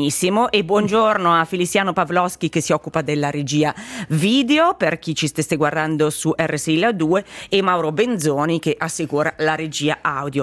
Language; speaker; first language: Italian; native; Italian